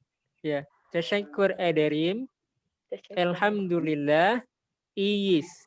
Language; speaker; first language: Turkish; non-native, learner; Indonesian